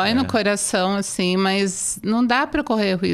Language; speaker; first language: Portuguese; native; Portuguese